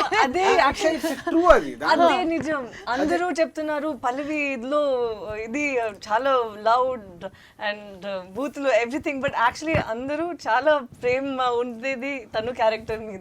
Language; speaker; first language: Telugu; non-native, local second language; Tamil